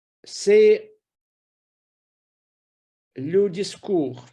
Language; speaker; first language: French; non-native, fluent; Russian